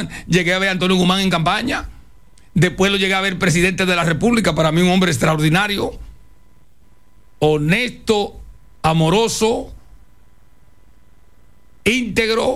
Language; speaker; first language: Spanish; native; Spanish